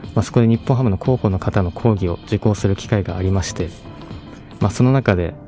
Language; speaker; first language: Japanese; native; Japanese